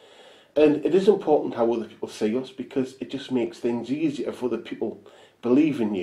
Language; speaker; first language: English; native; English